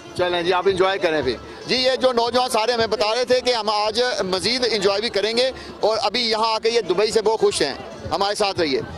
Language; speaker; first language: Urdu; non-native, local second language; Punjabi